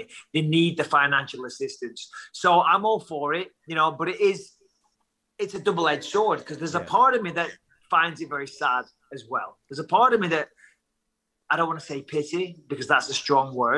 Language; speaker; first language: English; native; English